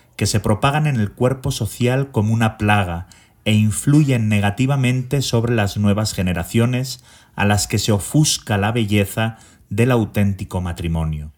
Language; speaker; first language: Spanish; native; Spanish